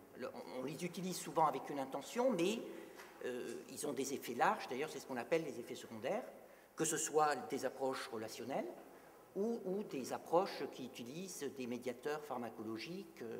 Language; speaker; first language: French; native; French